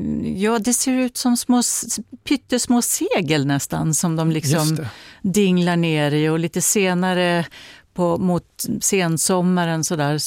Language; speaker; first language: Swedish; native; Swedish